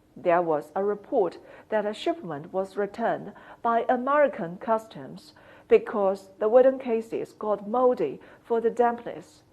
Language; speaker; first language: English; non-native, fluent; Chinese